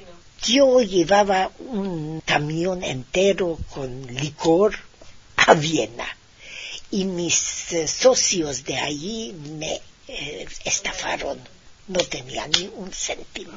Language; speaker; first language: Spanish; non-native, fluent; Hungarian